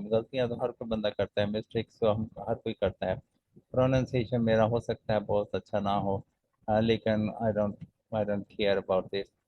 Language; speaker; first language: Urdu; non-native, local second language; Punjabi